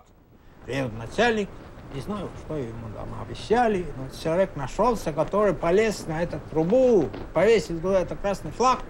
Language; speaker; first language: Russian; native; Russian